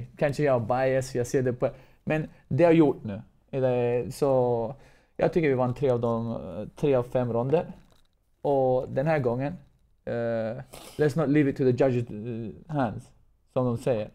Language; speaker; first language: Swedish; non-native, fluent; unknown